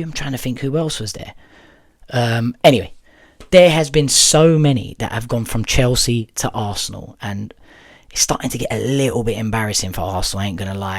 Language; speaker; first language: English; native; English